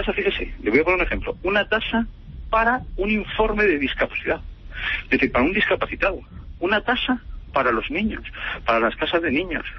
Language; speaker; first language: Spanish; native; Spanish